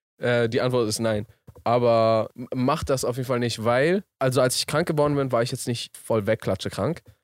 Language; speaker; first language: German; early bilingual, other home language; Persian